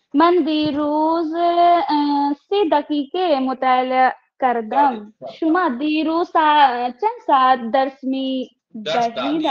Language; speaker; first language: Persian; non-native, learner; Urdu